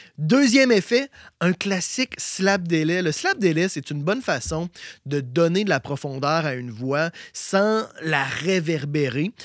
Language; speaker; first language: French; native; French